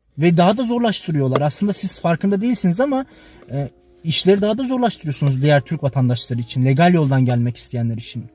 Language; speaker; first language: Turkish; native; Turkish